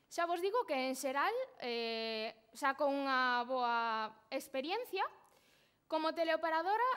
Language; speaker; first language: Galician; non-native, local second language; Spanish